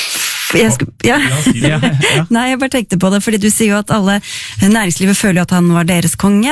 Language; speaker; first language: Norwegian; native; Norwegian